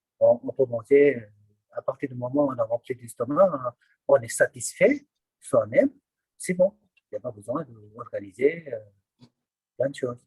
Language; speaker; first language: French; non-native, fluent; Nepali